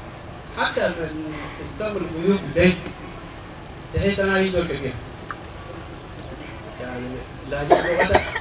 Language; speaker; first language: Arabic; non-native, local second language; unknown